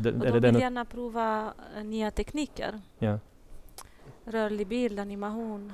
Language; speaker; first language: Swedish; non-native, fluent; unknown